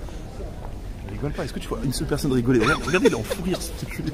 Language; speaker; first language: French; native; French